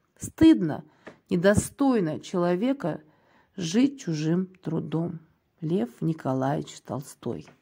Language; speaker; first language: Russian; non-native, local second language; Kyrgyz